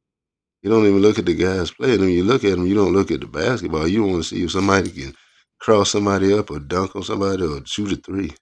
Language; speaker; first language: English; native; English